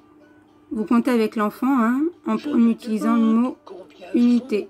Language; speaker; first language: French; native; French